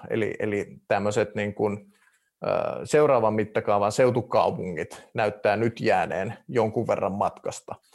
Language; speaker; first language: Finnish; native; Finnish